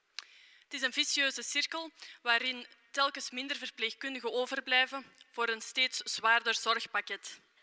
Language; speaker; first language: Dutch; native; Dutch